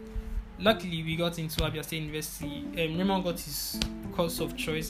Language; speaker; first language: English; non-native, local second language; Igbo